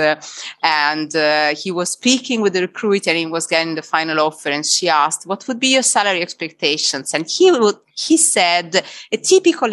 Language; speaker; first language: English; non-native, fluent; Italian